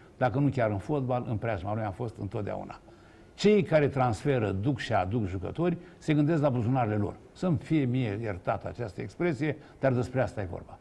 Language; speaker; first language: Romanian; native; Romanian